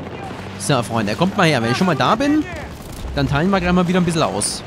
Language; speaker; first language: German; native; German